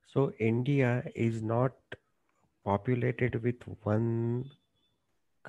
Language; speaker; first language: English; non-native, local second language; Marathi